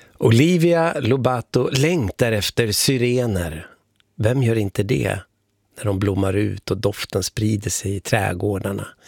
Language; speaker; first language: Swedish; native; Swedish